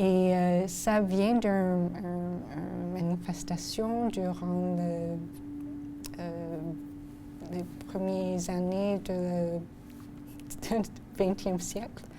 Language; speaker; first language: French; non-native, local second language; English